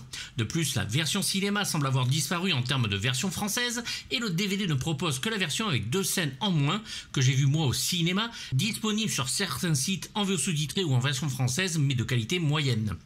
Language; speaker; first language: French; native; French